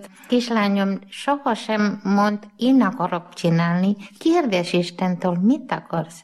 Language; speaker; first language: Hungarian; non-native, learner; Malayalam